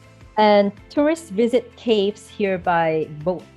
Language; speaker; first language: English; non-native, fluent; Vietnamese